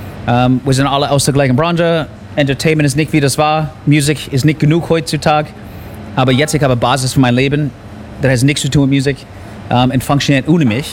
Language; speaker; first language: German; non-native, learner; English